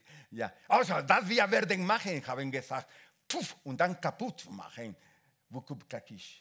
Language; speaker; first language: German; non-native, learner; Spanish